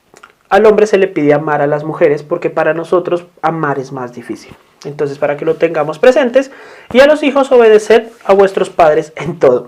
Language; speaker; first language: Spanish; native; Spanish